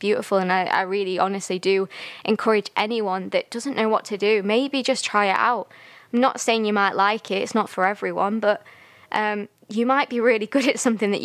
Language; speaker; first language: English; native; English